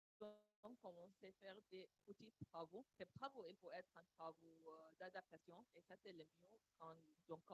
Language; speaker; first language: French; non-native, learner; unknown